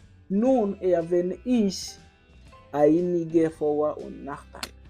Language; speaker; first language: German; non-native, fluent; Kinyarwanda